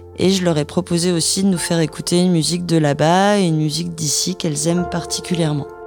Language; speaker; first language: French; native; French